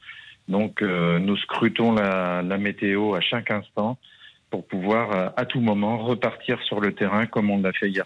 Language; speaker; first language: French; native; French